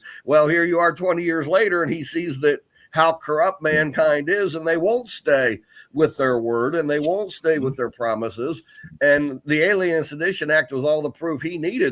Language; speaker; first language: English; native; English